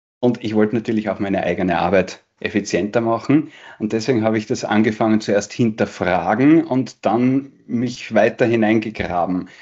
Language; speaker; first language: German; native; German